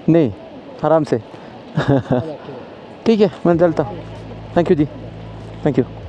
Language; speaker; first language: Hindi; non-native, local second language; Malayalam